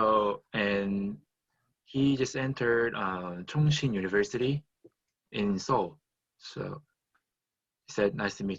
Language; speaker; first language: English; non-native, fluent; Korean